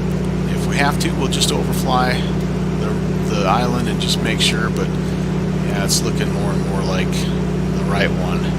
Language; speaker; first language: English; native; English